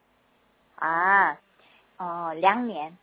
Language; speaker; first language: Chinese; non-native, learner; Korean